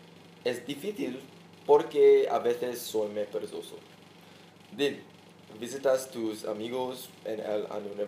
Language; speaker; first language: Spanish; non-native, learner; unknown